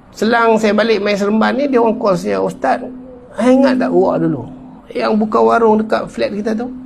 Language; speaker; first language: Malay; native; Malay